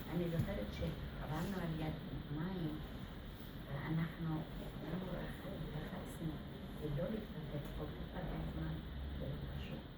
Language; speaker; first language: Hebrew; non-native, fluent; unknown